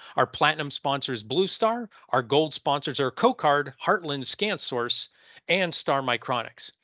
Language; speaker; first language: English; native; English